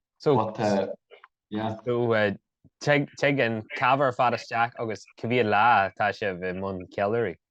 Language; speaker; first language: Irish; native; Irish